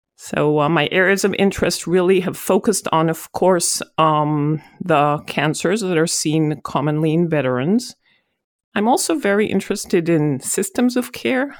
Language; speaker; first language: English; non-native, fluent; Hebrew